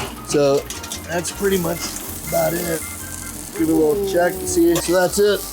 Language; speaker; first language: English; native; English